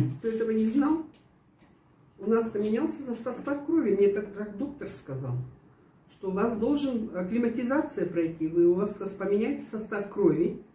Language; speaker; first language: Russian; native; Russian